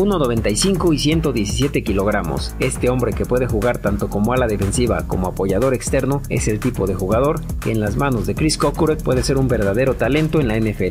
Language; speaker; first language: Spanish; native; Spanish